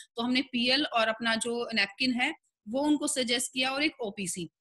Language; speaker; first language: Hindi; native; Hindi